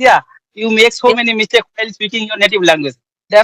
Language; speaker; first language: English; non-native, learner; Bangla